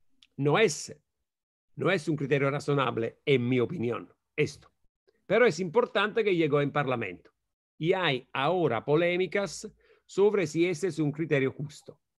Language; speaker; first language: Spanish; non-native, fluent; Italian